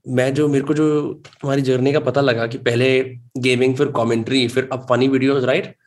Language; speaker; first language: Hindi; native; Hindi